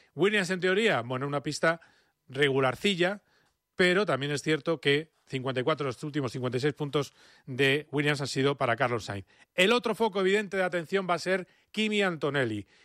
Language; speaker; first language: Spanish; native; Spanish